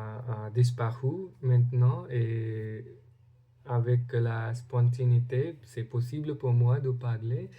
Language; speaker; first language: French; non-native, learner; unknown